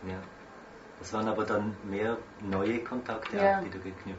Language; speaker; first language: German; native; German